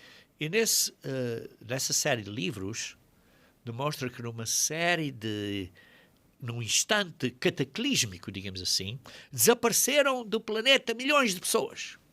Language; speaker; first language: Portuguese; native; Portuguese